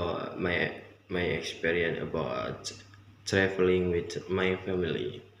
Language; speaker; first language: English; non-native, learner; Indonesian